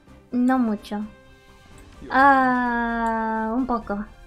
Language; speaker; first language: Spanish; early bilingual, heritage; Spanish